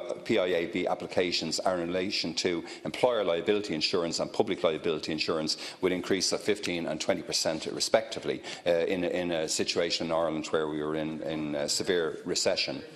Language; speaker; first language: English; native; English